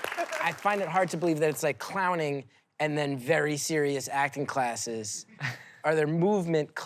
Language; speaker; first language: English; native; English